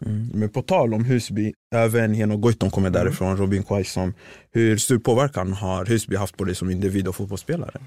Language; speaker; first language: Swedish; early bilingual, other home language; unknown